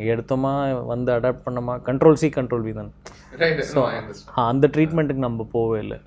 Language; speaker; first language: Tamil; native; Tamil